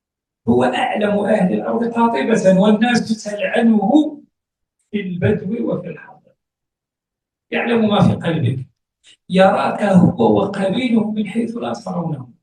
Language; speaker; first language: Arabic; native; Arabic